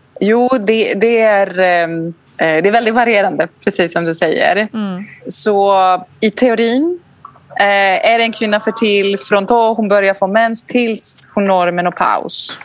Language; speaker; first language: Swedish; non-native, fluent; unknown